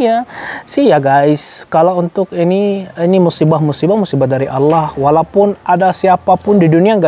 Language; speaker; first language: Indonesian; non-native, fluent; Arabic